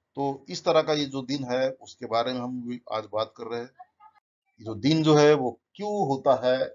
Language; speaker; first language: Hindi; non-native, local second language; Marathi